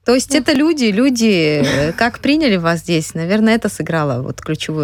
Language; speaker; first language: Russian; native; Russian